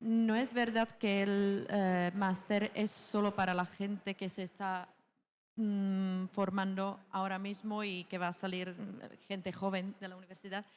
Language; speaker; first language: Spanish; non-native, fluent; Czech